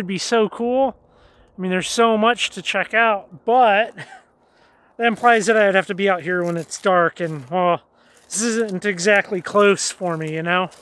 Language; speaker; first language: English; native; English